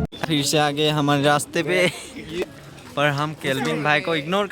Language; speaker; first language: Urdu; non-native, local second language; Assamese